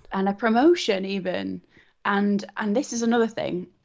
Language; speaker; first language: English; native; English